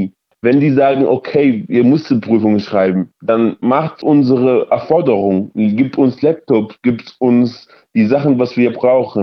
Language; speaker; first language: German; early bilingual, other home language; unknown